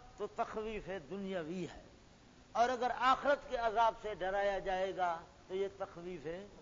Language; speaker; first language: Urdu; non-native, local second language; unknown